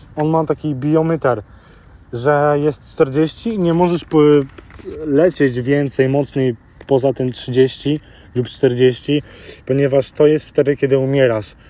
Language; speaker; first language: Polish; early bilingual, heritage; Polish